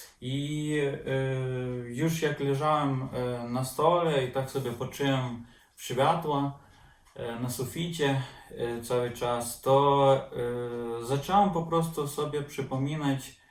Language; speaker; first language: Polish; non-native, fluent; Ukrainian